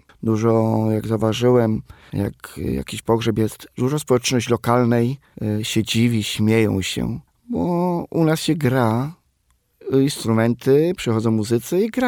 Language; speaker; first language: Polish; non-native, local second language; Romany